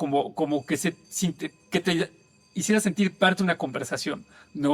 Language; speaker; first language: Spanish; native; Spanish